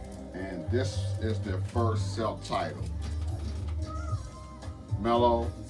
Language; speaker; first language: English; native; English